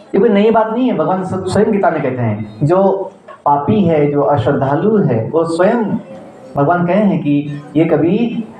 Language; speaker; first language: Hindi; non-native, local second language; Marathi